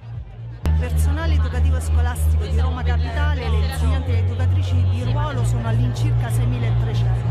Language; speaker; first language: Italian; native; Italian